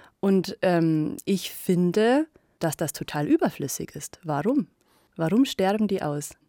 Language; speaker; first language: German; native; German